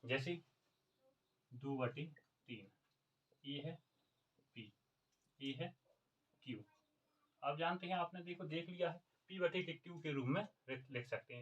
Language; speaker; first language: Hindi; native; Hindi